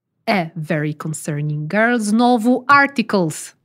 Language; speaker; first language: English; non-native, fluent; Polish